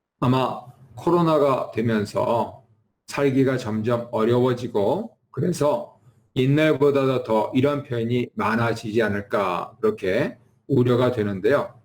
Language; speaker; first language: Korean; native; Korean